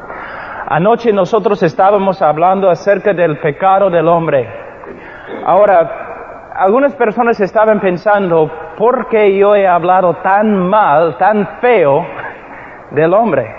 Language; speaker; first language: Spanish; non-native, fluent; English